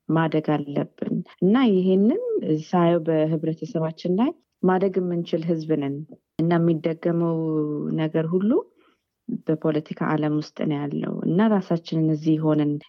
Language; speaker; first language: Amharic; early bilingual, heritage; Amharic